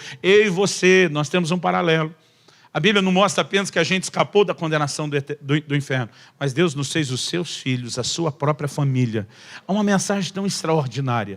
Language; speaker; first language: Portuguese; native; Portuguese